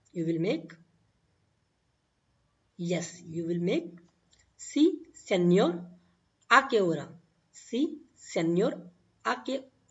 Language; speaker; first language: Spanish; non-native, learner; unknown